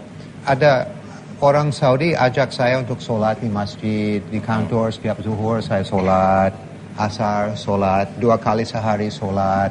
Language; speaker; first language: Indonesian; non-native, learner; English